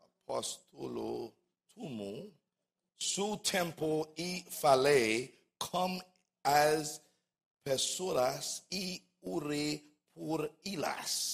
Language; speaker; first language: Portuguese; non-native, learner; English